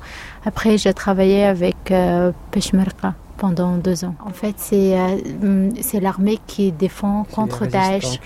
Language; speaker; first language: French; non-native, learner; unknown